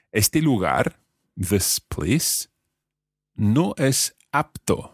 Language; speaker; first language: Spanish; non-native, fluent; English